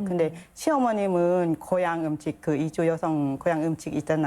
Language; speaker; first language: Korean; non-native, learner; Thai